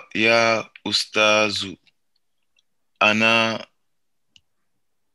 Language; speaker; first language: Arabic; non-native, learner; French